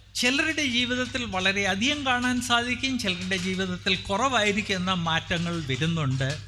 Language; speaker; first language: Malayalam; non-native, local second language; Hindi